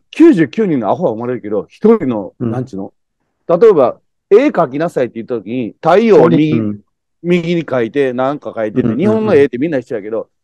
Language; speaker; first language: Japanese; native; Japanese